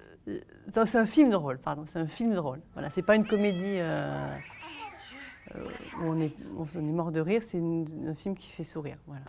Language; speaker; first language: French; native; French